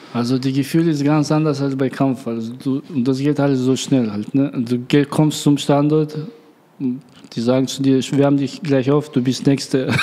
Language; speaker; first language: German; non-native, learner; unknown